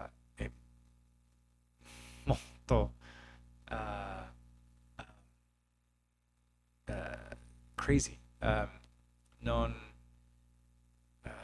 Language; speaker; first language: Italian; non-native, learner; English